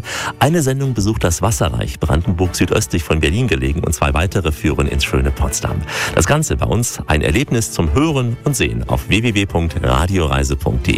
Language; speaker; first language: German; native; German